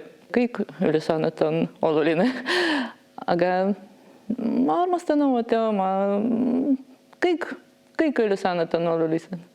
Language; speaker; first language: Estonian; non-native, learner; Russian